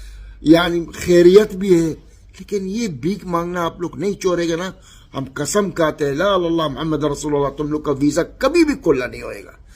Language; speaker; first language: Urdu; non-native, learner; Arabic